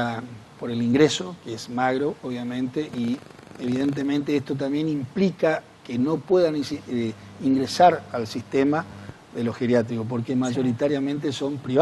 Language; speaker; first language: Spanish; native; Spanish